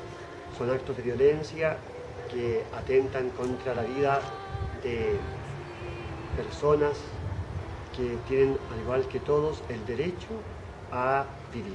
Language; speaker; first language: Spanish; native; Spanish